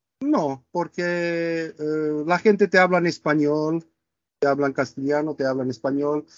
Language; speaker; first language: Spanish; non-native, fluent; Romanian